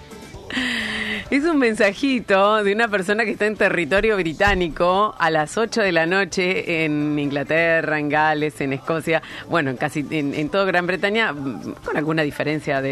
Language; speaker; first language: Spanish; native; Spanish